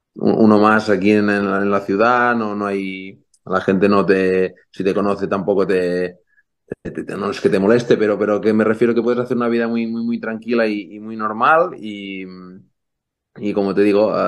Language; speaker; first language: Spanish; native; Spanish